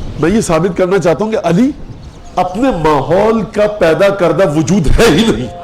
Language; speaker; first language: Urdu; native; Urdu